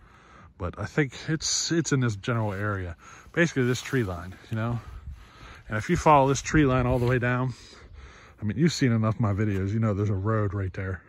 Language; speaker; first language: English; native; English